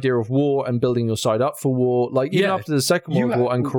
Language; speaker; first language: English; native; English